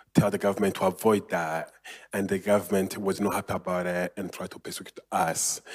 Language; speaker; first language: English; non-native, learner; Rundi